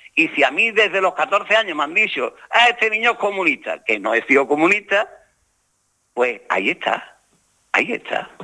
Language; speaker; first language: Spanish; native; Spanish